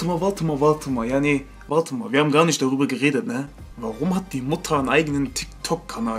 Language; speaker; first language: German; native; German